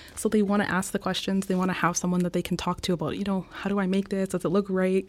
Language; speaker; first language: English; native; English